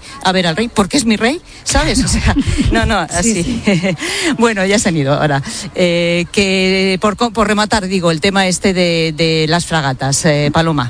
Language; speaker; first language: Spanish; native; Spanish